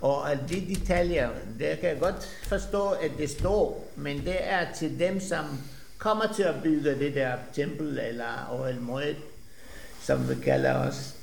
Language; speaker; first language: Danish; non-native, fluent; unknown